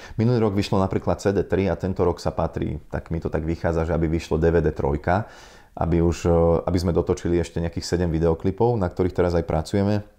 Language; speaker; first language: Slovak; native; Slovak